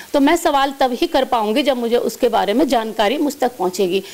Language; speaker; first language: Hindi; native; Hindi